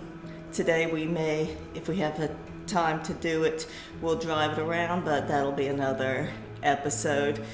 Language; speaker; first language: English; native; English